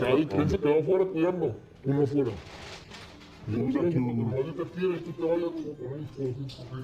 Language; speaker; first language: Spanish; native; Spanish